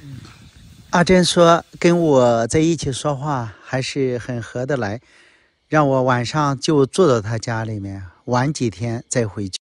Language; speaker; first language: Chinese; native; Chinese